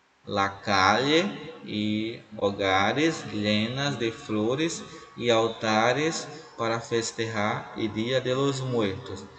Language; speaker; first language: Spanish; non-native, learner; Portuguese